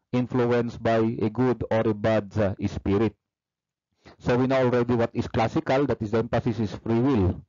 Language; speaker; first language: English; non-native, local second language; Filipino